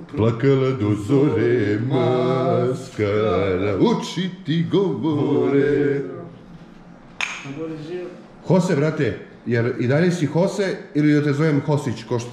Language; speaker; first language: Serbian; native; Serbian